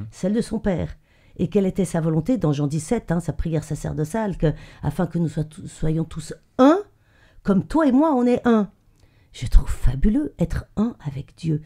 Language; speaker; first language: French; native; French